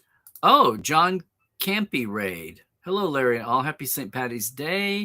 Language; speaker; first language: English; native; English